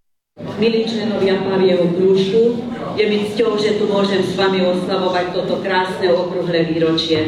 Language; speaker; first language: Slovak; early bilingual, heritage; Slovak